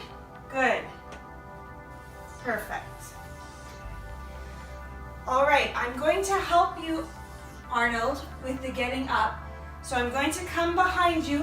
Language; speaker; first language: English; native; English